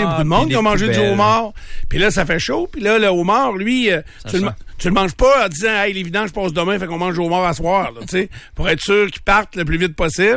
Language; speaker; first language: French; native; French